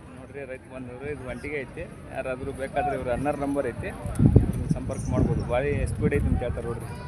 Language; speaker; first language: Kannada; native; Kannada